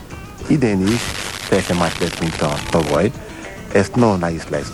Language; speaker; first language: Hungarian; non-native, learner; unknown